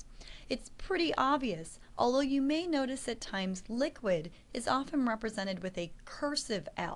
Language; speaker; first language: English; native; English